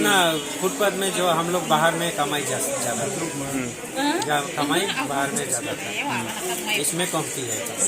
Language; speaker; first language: Hindi; non-native, local second language; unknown